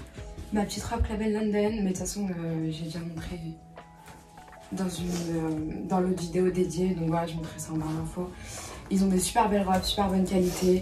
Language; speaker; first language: French; native; French